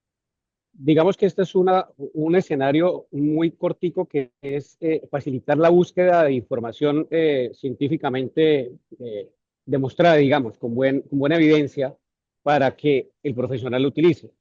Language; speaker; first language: Spanish; native; Spanish